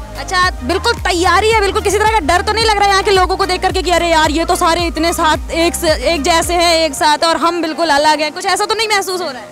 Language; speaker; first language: Hindi; native; Hindi